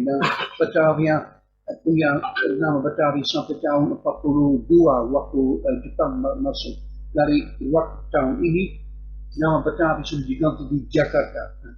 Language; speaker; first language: Indonesian; non-native, fluent; Dutch